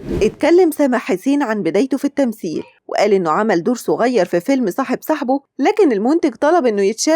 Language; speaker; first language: Arabic; native; Arabic